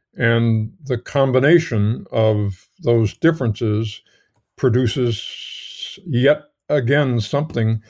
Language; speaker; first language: English; native; English